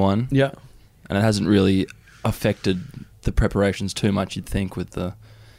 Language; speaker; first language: English; native; English